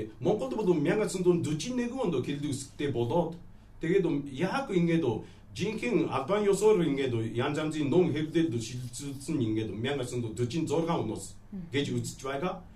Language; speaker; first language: Mongolian; non-native, fluent; Japanese